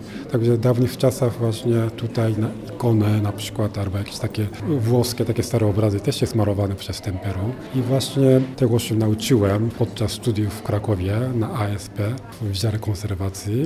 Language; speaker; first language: Polish; non-native, fluent; Japanese